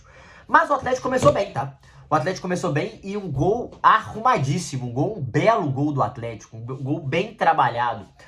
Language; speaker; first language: Portuguese; native; Portuguese